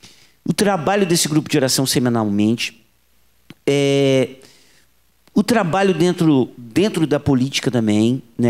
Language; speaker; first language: Portuguese; native; Portuguese